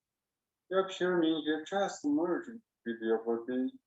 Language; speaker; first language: English; non-native, learner; Chinese